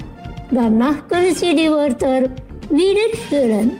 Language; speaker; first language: German; non-native, fluent; Indonesian